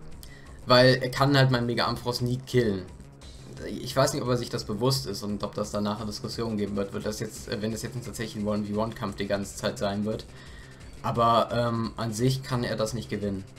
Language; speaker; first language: German; native; German